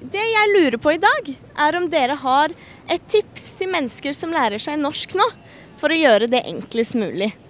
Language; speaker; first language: Norwegian; native; Norwegian